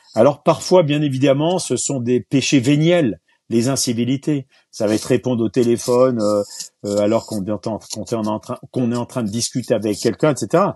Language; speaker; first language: French; native; French